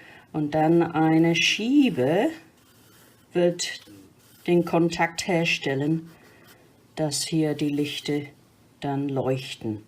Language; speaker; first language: German; non-native, fluent; English